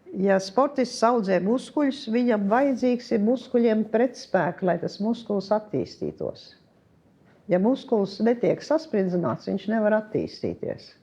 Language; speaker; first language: Latvian; early bilingual, heritage; Latvian